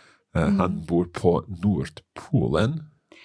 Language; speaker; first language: Swedish; non-native, learner; English